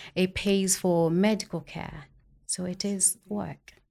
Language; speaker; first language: English; non-native, local second language; Kikuyu